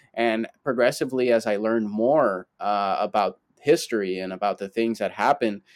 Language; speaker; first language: English; early bilingual, other home language; Spanish